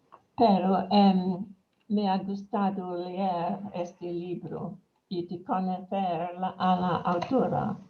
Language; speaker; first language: Spanish; non-native, fluent; English